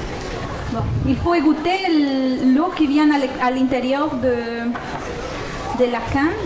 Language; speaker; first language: French; non-native, fluent; Spanish